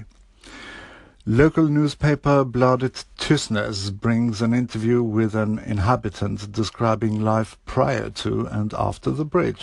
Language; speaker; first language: English; non-native, fluent; Norwegian